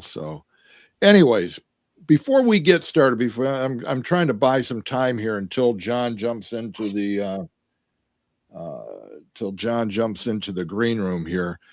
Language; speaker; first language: English; native; English